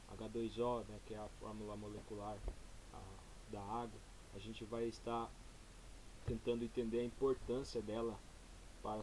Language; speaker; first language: Portuguese; native; Portuguese